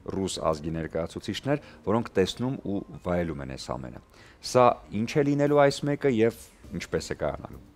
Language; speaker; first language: Armenian; native; Armenian